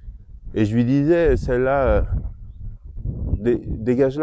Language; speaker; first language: French; native; French